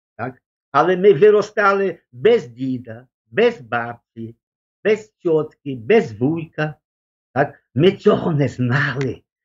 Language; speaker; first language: Ukrainian; early bilingual, heritage; Ukrainian